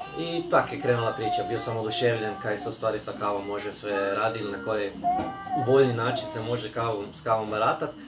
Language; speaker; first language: Croatian; early bilingual, heritage; Croatian